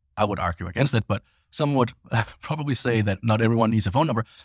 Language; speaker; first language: English; non-native, fluent; Danish